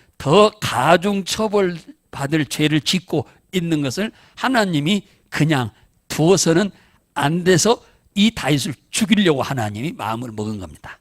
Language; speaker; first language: Korean; native; Korean